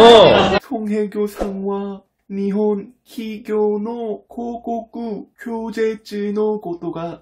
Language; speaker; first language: Japanese; non-native, learner; Korean